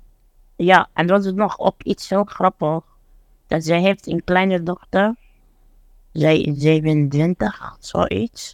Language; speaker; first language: Dutch; non-native, fluent; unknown